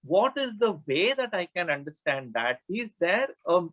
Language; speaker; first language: English; non-native, local second language; Kannada